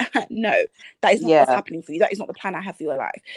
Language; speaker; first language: English; early bilingual, other home language; Yoruba